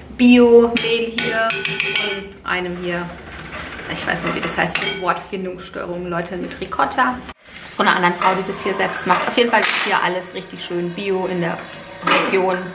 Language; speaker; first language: German; early bilingual, other home language; Italian